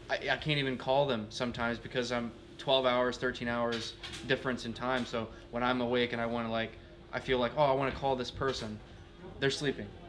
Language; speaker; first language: English; native; English